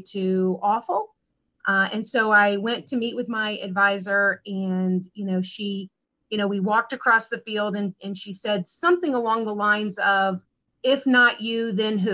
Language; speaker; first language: English; native; English